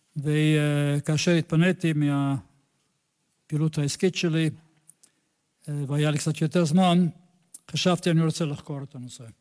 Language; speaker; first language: Hebrew; non-native, fluent; English